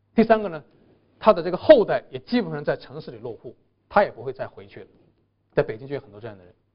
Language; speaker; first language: Chinese; native; Chinese